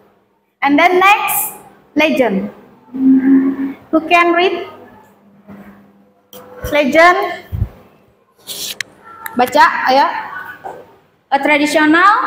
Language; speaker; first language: English; non-native, learner; Indonesian